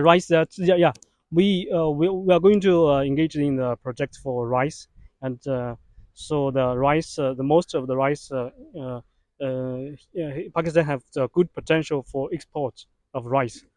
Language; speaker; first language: English; non-native, fluent; Chinese